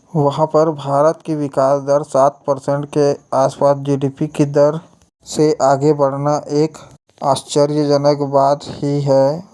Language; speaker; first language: Hindi; native; Hindi